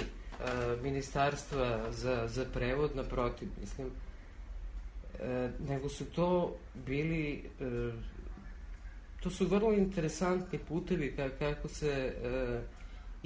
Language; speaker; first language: Serbian; native; Serbian